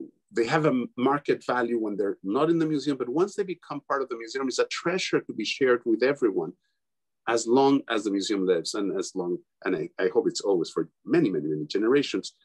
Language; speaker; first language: English; non-native, fluent; Spanish